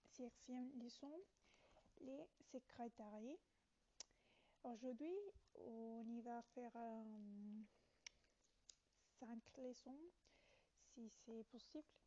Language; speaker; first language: French; non-native, learner; Italian